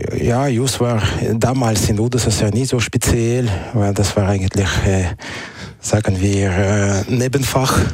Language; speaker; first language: German; non-native, fluent; Russian